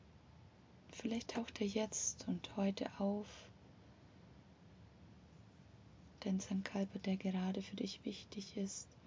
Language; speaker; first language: German; native; German